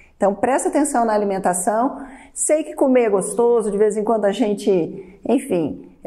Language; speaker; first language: Portuguese; native; Portuguese